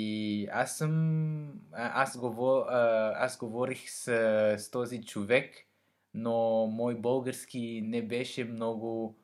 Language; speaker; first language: Bulgarian; non-native, learner; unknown